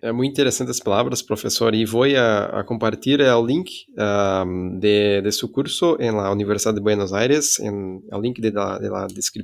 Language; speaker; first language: Spanish; non-native, fluent; Portuguese